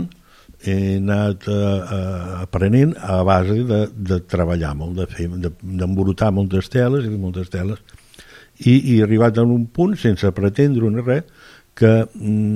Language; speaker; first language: Catalan; native; Catalan